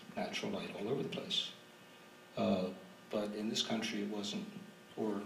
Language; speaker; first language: English; native; English